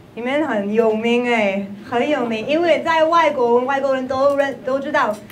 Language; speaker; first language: Chinese; non-native, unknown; English